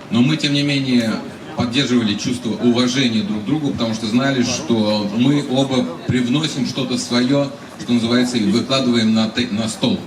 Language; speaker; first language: Russian; native; Russian